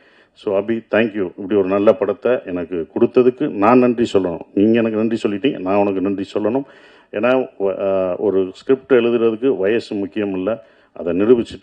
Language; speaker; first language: Tamil; native; Tamil